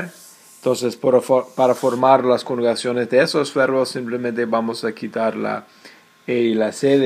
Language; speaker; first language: Spanish; non-native, fluent; English